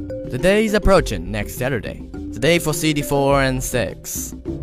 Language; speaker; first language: English; non-native, fluent; Chinese